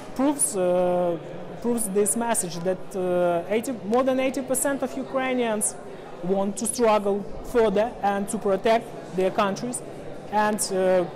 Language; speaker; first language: English; non-native, fluent; Ukrainian